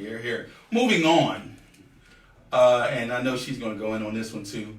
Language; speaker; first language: English; native; English